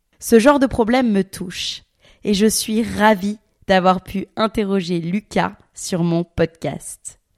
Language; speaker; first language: French; native; French